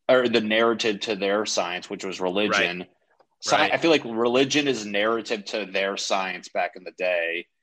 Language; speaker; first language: English; native; English